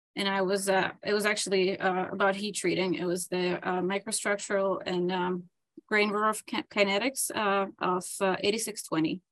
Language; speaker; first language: English; non-native, fluent; Ukrainian